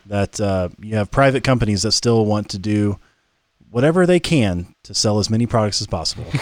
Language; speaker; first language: English; native; English